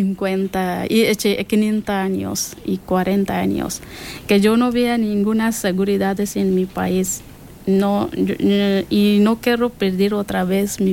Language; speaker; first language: Spanish; non-native, learner; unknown